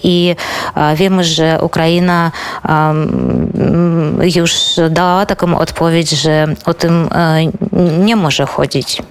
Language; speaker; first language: Polish; non-native, fluent; Belarusian